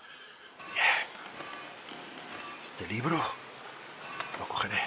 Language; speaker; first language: Spanish; native; Spanish